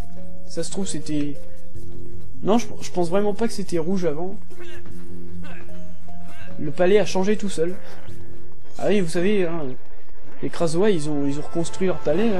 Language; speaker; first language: French; native; French